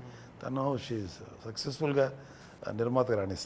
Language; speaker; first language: Telugu; native; Telugu